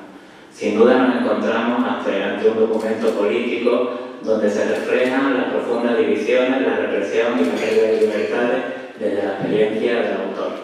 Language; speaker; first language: Spanish; native; Spanish